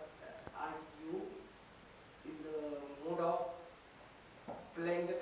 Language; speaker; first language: English; non-native, learner; Hindi